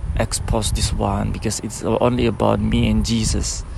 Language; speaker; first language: English; non-native, fluent; Indonesian